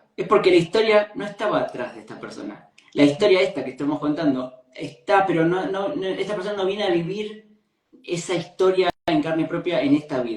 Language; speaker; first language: Spanish; native; Spanish